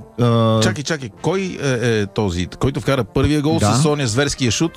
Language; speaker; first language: Bulgarian; native; Bulgarian